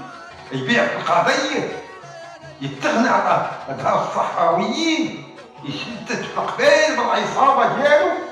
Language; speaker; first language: Arabic; native; Arabic